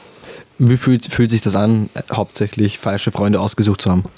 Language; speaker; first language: German; native; German